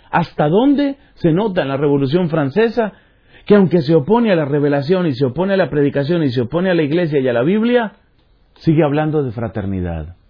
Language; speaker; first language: Spanish; native; Spanish